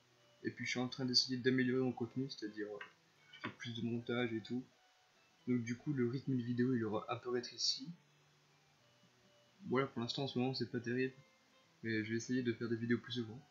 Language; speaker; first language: French; native; French